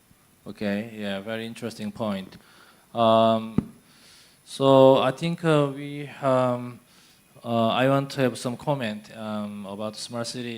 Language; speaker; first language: English; non-native, fluent; Korean